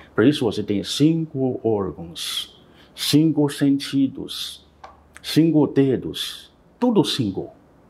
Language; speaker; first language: Portuguese; non-native, learner; Chinese